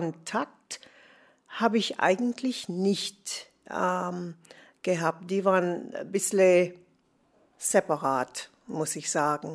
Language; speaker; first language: German; non-native, fluent; English